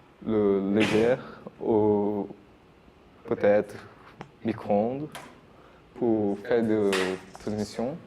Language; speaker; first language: French; non-native, learner; Portuguese